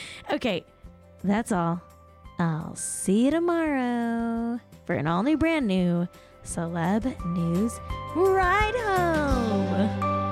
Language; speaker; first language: English; native; English